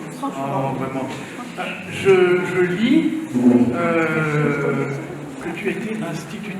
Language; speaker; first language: French; non-native, fluent; German